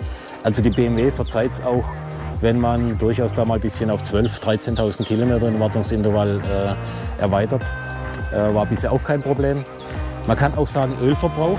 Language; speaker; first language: German; native; German